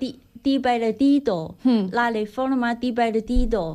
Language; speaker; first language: Spanish; non-native, learner; Chinese